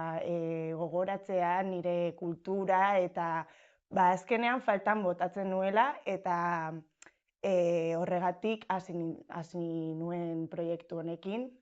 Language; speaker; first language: Basque; non-native, local second language; Spanish